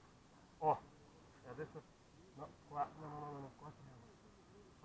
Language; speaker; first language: Italian; non-native, fluent; Russian